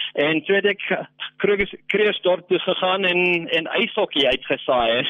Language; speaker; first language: Afrikaans; non-native, local second language; English